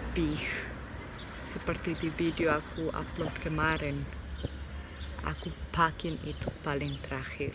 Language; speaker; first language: Indonesian; non-native, fluent; Spanish